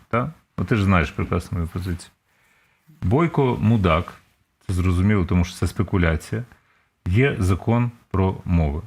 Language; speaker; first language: Ukrainian; native; Ukrainian